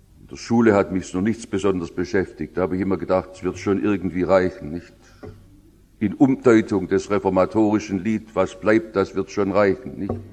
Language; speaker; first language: German; native; German